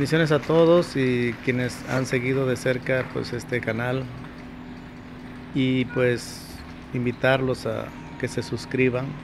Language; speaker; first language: Spanish; native; Spanish